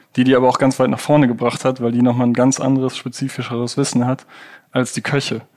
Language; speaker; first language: German; native; German